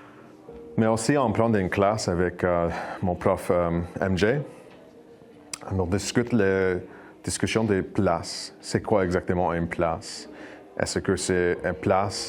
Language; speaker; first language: French; non-native, learner; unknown